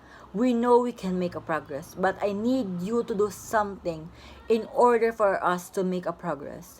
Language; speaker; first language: English; non-native, local second language; Filipino